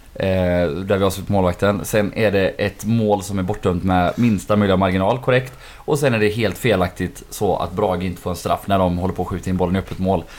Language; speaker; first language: Swedish; native; Swedish